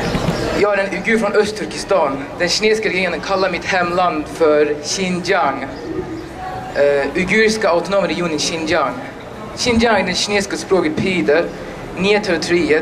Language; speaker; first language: Swedish; non-native, learner; Uyghur